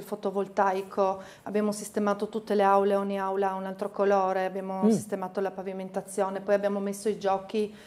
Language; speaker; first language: Italian; native; Italian